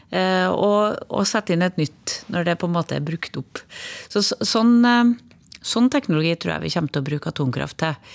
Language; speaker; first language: Norwegian; native; Norwegian